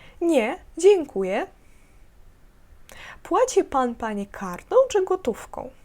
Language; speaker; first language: Polish; non-native, fluent; Ukrainian